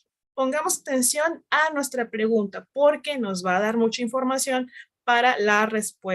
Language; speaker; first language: Spanish; native; Spanish